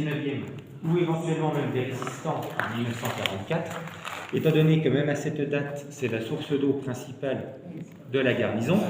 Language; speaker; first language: French; native; French